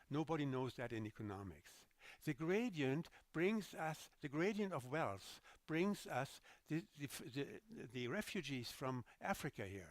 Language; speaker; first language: English; non-native, fluent; German